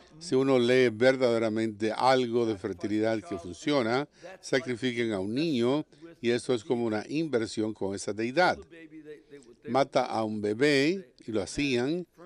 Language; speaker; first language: Spanish; non-native, fluent; English